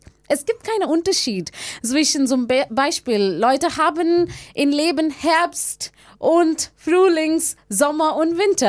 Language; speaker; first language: German; non-native, learner; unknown